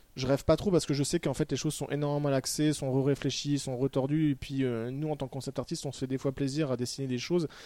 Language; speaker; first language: French; native; French